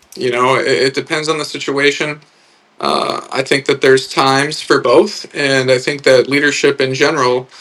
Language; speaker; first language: English; native; English